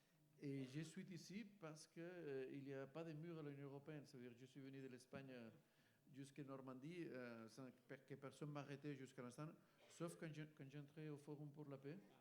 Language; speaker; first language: French; non-native, fluent; Spanish